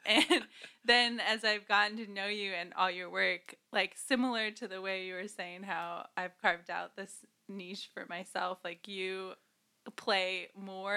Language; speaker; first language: English; native; English